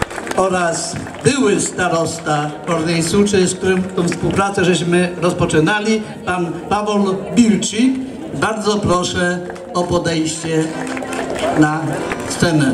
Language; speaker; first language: Polish; native; Polish